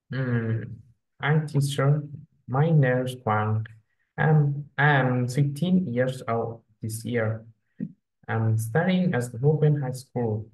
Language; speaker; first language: English; non-native, learner; Vietnamese